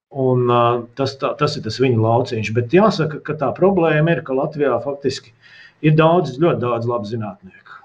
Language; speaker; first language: Latvian; native; Latvian